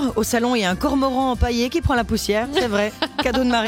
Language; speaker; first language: French; native; French